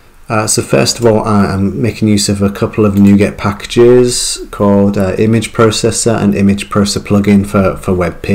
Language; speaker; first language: English; native; English